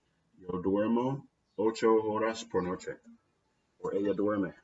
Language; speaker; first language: Spanish; non-native, fluent; English